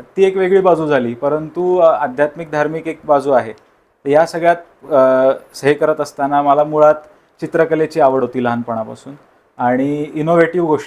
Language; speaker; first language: Marathi; native; Marathi